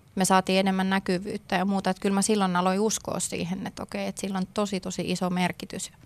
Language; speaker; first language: Finnish; native; Finnish